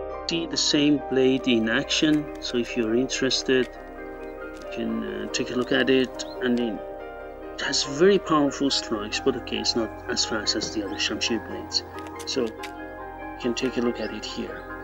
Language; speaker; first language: English; non-native, fluent; Persian